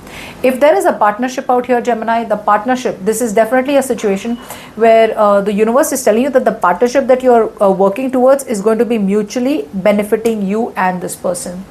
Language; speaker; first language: English; non-native, local second language; Hindi